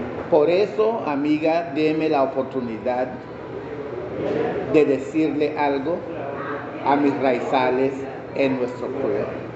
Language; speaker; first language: Spanish; non-native, local second language; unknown